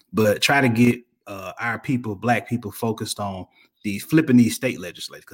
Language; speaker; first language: English; native; English